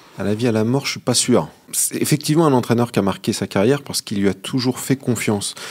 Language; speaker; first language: French; native; French